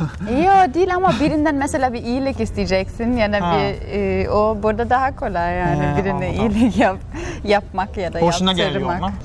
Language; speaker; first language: Turkish; non-native, fluent; German